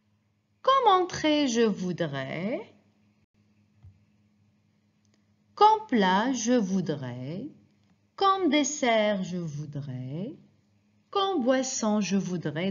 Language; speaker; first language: French; non-native, fluent; Arabic